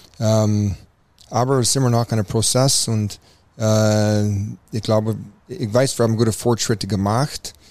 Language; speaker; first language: German; non-native, fluent; English